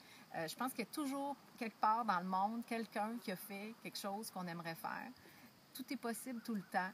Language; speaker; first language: French; native; French